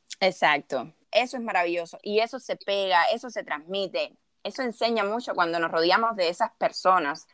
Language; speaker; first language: Spanish; native; Spanish